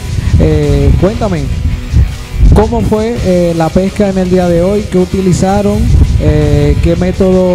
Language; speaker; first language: Spanish; native; Spanish